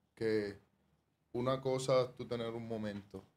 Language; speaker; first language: Spanish; native; Spanish